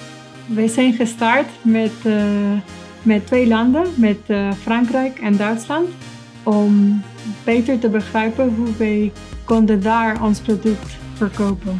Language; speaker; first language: Dutch; non-native, fluent; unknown